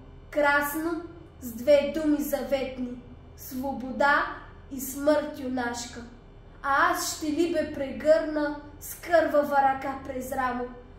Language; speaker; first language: Bulgarian; native; Bulgarian